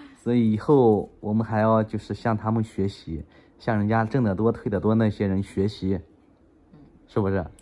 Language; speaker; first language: Chinese; native; Chinese